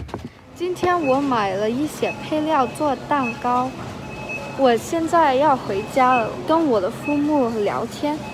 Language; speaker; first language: Chinese; non-native, learner; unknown